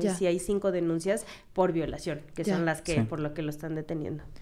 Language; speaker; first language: Spanish; native; Spanish